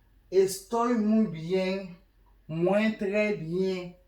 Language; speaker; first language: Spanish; non-native, learner; Haitian Creole